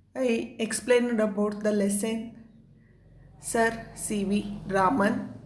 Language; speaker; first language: English; non-native, local second language; Kannada